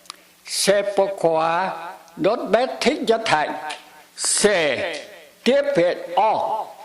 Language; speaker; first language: French; non-native, fluent; Vietnamese